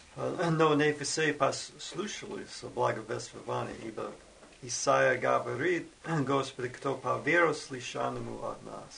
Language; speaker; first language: Russian; non-native, fluent; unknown